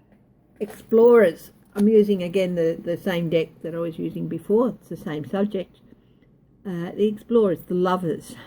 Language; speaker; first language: English; native; English